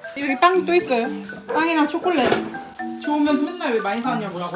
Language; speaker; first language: Korean; native; Korean